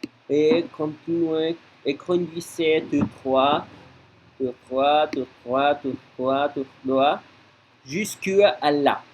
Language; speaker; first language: French; non-native, learner; Spanish